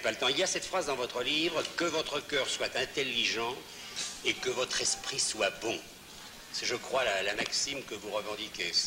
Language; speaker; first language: French; native; French